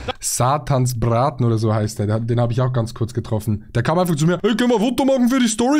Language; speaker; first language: German; native; German